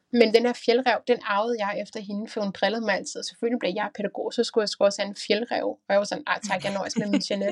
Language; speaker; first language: Danish; native; Danish